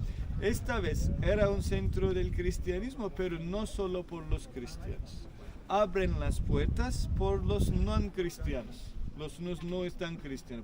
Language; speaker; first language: Spanish; non-native, fluent; Turkish